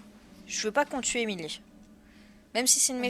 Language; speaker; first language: French; native; French